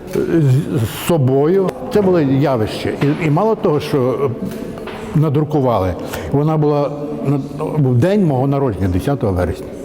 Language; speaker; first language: Ukrainian; native; Ukrainian